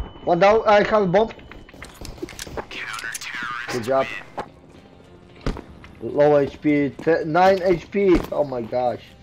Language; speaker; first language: English; non-native, learner; Polish